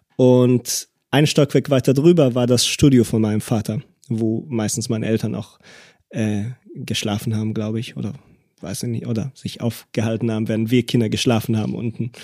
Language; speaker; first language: German; early bilingual, other home language; Hebrew